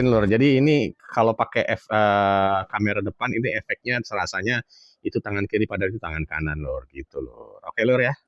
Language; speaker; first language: Indonesian; native; Indonesian